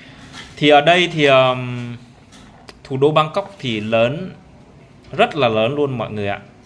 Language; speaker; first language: Vietnamese; non-native, local second language; Jarai